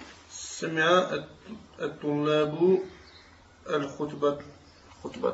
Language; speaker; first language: Arabic; non-native, learner; French